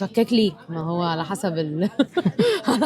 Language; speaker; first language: Arabic; native; Arabic